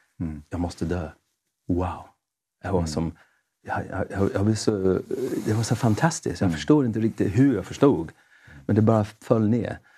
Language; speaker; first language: Swedish; non-native, fluent; English